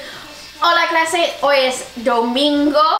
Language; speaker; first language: Spanish; non-native, fluent; English